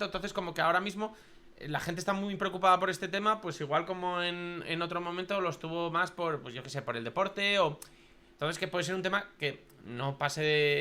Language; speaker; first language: Spanish; native; Spanish